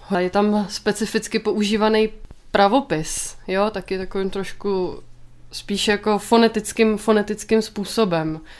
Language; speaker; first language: Czech; native; Czech